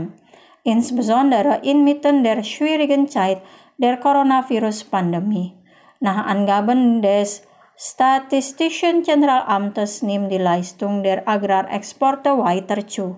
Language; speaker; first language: German; non-native, fluent; Indonesian